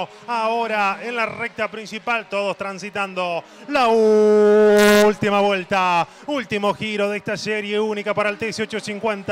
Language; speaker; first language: Spanish; native; Spanish